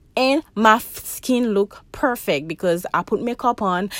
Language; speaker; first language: English; non-native, fluent; Haitian Creole